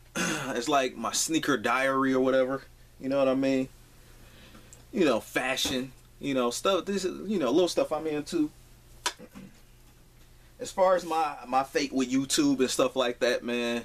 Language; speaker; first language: English; native; English